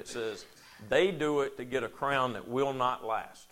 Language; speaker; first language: English; native; English